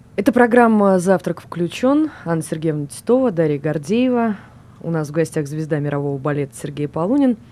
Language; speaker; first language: Russian; native; Russian